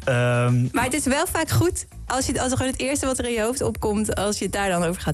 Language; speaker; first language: Dutch; native; Dutch